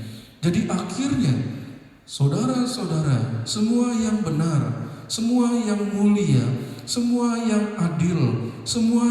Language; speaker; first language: Indonesian; native; Indonesian